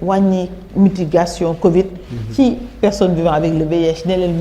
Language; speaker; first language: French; non-native, local second language; Wolof